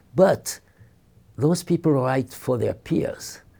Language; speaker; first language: English; non-native, fluent; French